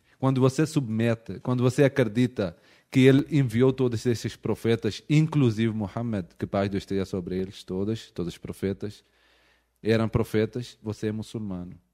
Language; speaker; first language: Portuguese; non-native, fluent; Urdu